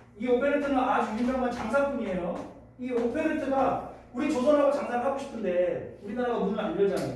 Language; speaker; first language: Korean; native; Korean